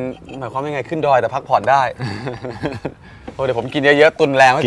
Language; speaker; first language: Thai; native; Thai